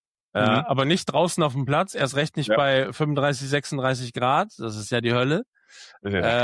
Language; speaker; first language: German; native; German